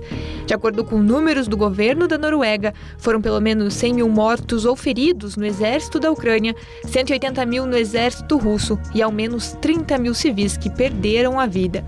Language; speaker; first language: Portuguese; native; Portuguese